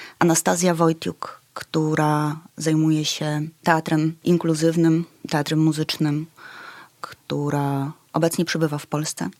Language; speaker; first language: Polish; early bilingual, other home language; Ukrainian